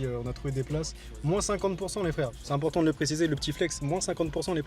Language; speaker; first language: French; native; French